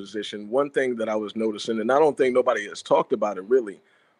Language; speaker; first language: English; native; English